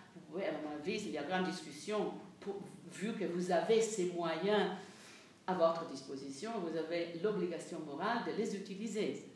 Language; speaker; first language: French; non-native, fluent; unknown